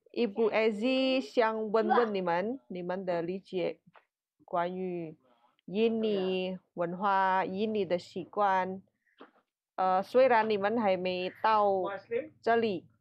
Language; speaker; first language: Chinese; non-native, fluent; Indonesian